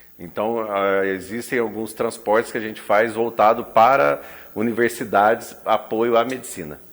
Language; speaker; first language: Portuguese; native; Portuguese